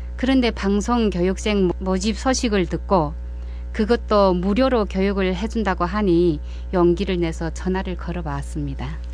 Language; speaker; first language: Korean; early bilingual, heritage; Korean